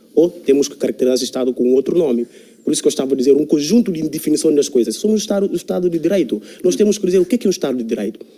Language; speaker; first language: Portuguese; non-native, local second language; Upper Guinea Crioulo